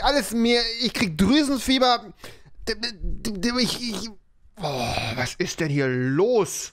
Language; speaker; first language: German; native; German